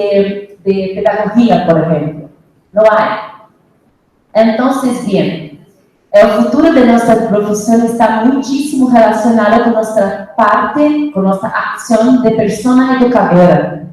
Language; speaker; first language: Spanish; non-native, fluent; Portuguese